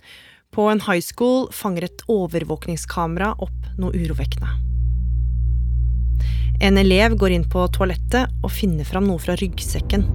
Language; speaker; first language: Norwegian; native; Norwegian